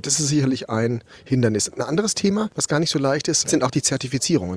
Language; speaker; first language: German; native; German